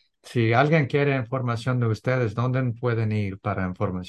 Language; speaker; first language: Spanish; early bilingual, heritage; English